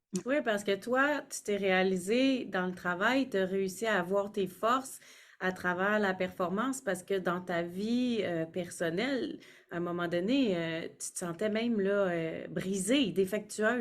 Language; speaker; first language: French; native; French